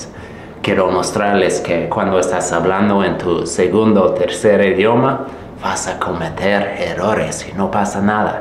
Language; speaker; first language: Spanish; non-native, fluent; English